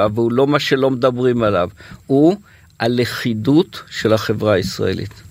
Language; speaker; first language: Hebrew; native; Hebrew